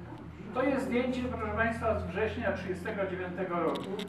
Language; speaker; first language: Polish; native; Polish